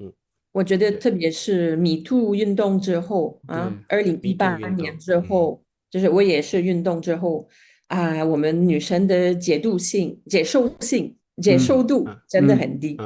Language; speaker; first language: Chinese; non-native, fluent; Spanish